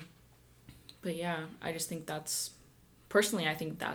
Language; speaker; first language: English; early bilingual, other home language; Spanish